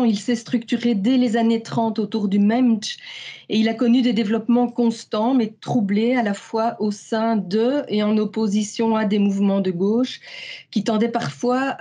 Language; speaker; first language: French; native; French